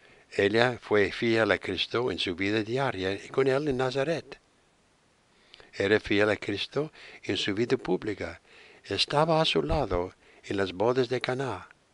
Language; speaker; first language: Spanish; non-native, fluent; English